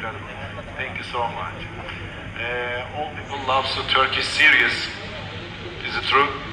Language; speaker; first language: English; non-native, learner; Turkish